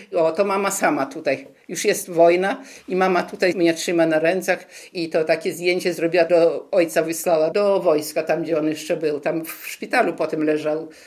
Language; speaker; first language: Polish; native; Polish